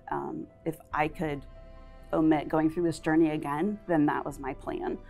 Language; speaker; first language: English; native; English